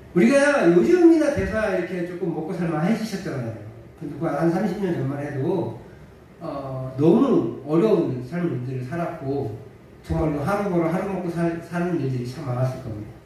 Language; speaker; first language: Korean; native; Korean